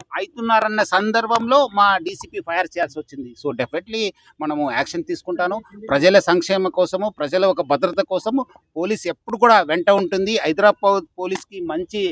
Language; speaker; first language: Telugu; non-native, fluent; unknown